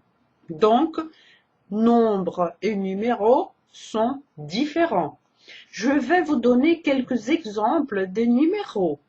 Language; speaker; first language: French; non-native, fluent; Portuguese